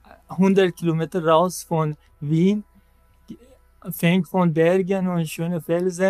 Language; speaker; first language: German; non-native, learner; Persian